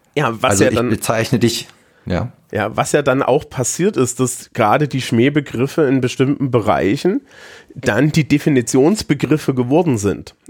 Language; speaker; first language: German; native; German